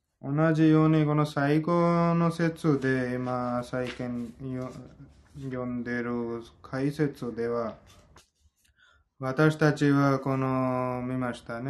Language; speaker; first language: Japanese; non-native, fluent; Hindi